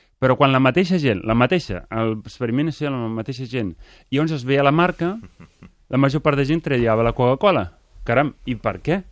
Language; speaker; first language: Catalan; native; Catalan